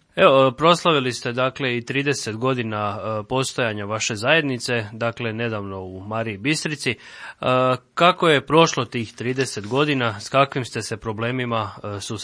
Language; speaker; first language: Serbian; native; Serbian